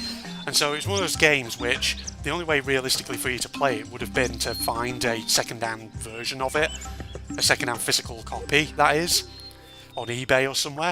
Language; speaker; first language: English; native; English